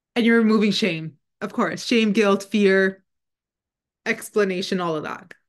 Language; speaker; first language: English; non-native, fluent; Punjabi